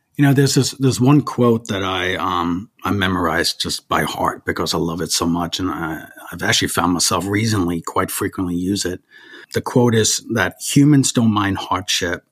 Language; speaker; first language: English; early bilingual, other home language; German